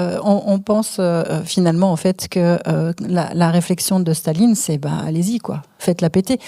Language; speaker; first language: French; native; French